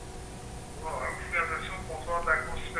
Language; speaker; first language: French; native; French